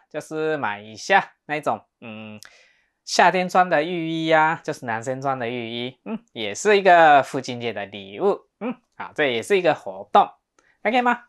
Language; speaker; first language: Chinese; non-native, fluent; Japanese